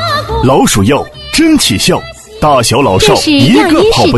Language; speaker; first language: Chinese; native; Chinese